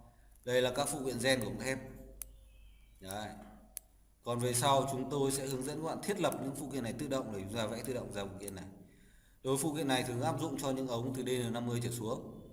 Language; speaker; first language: Vietnamese; native; Vietnamese